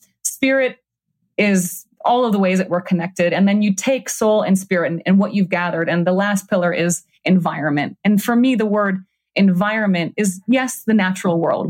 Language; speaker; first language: English; native; English